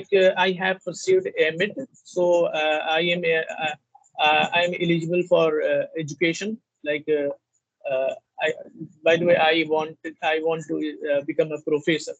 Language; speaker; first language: English; non-native, learner; Hindi